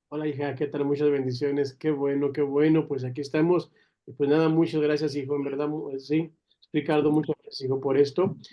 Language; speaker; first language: Spanish; native; Spanish